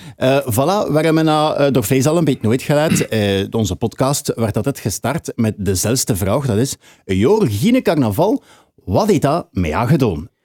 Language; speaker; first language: Dutch; native; Dutch